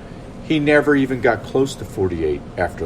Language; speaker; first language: English; native; English